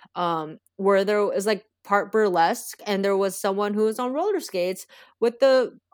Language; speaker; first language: English; native; English